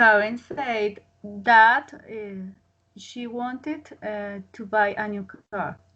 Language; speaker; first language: English; non-native, learner; Spanish